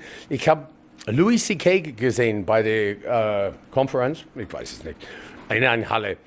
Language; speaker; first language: German; non-native, fluent; English